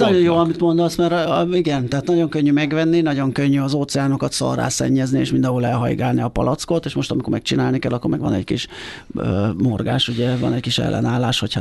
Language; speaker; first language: Hungarian; native; Hungarian